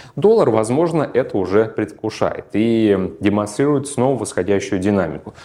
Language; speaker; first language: Russian; native; Russian